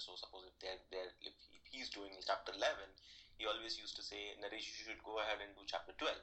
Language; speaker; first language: English; non-native, local second language; Telugu